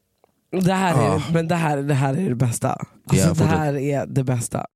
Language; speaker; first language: Swedish; native; Swedish